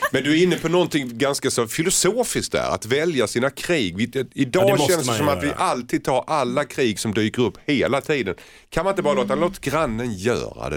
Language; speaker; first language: Swedish; native; Swedish